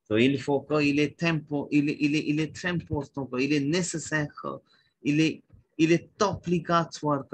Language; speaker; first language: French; non-native, fluent; Hindi